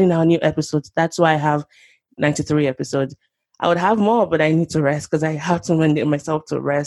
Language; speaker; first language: English; non-native, local second language; Yoruba